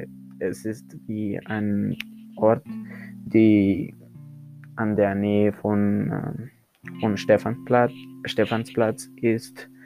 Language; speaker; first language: German; non-native, learner; Spanish